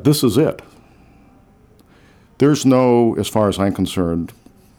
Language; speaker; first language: English; native; English